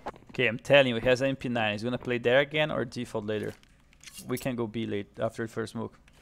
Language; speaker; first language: English; non-native, fluent; Portuguese